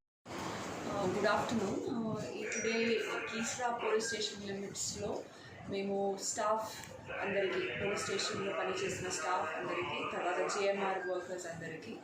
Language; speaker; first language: Telugu; native; Telugu